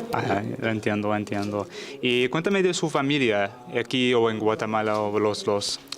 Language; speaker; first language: Spanish; non-native, learner; English